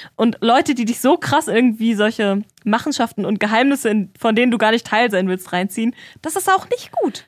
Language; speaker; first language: German; native; German